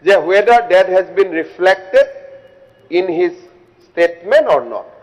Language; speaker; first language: English; non-native, local second language; Assamese